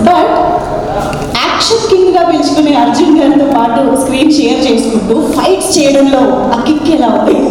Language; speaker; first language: Telugu; native; Telugu